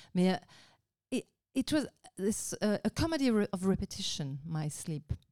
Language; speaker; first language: English; non-native, fluent; French